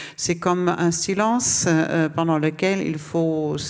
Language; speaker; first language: French; non-native, fluent; German